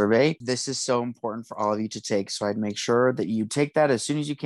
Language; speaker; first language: English; native; English